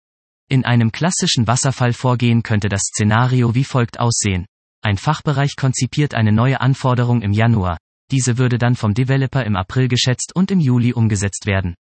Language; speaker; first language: German; native; German